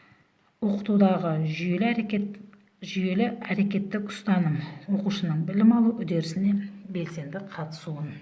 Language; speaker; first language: Kazakh; native; Kazakh